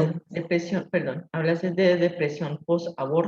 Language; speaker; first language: Spanish; native; Spanish